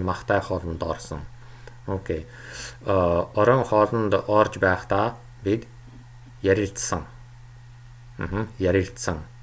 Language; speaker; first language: Mongolian; non-native, fluent; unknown